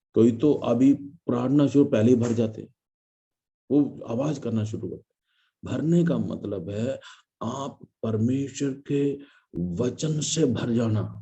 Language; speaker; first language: Hindi; non-native, local second language; Malayalam